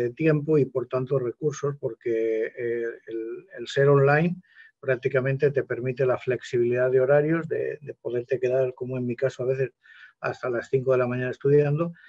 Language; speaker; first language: Spanish; native; Spanish